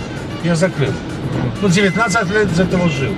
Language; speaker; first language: Russian; non-native, learner; Polish